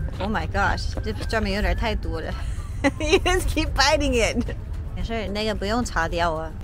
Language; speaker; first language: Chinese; early bilingual, heritage; Chinese